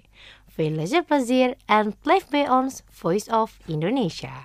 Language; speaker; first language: Dutch; non-native, learner; Indonesian